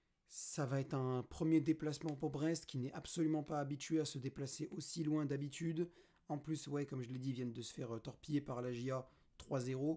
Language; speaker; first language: French; native; French